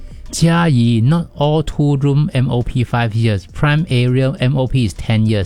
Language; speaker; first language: English; non-native, local second language; Chinese